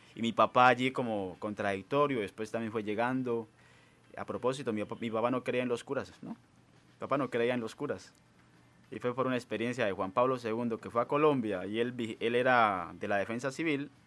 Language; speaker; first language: Spanish; native; Spanish